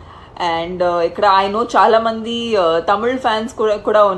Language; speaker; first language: Telugu; non-native, fluent; Hindi